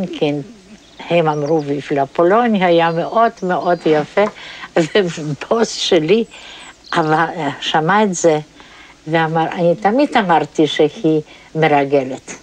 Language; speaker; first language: Hebrew; non-native, fluent; Polish